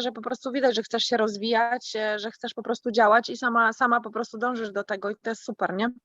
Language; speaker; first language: Polish; native; Polish